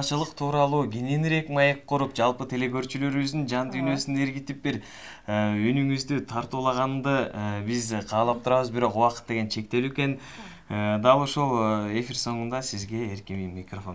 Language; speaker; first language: Kyrgyz; native; Kyrgyz